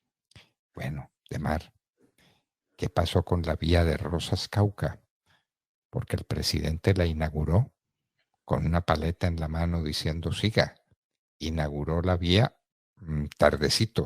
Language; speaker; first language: Spanish; native; Spanish